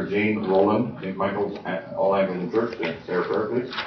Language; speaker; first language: English; native; English